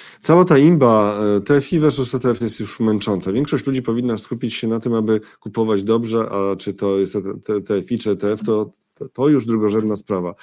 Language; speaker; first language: Polish; native; Polish